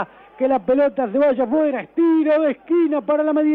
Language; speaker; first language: Spanish; native; Spanish